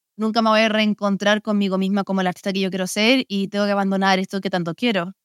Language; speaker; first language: Spanish; early bilingual, heritage; Spanish